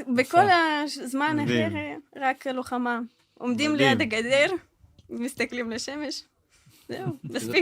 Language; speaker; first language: Hebrew; non-native, fluent; Russian